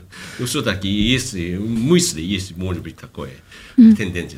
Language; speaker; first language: Russian; non-native, fluent; Japanese